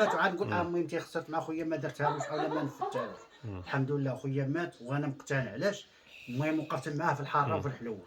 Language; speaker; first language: Arabic; native; Arabic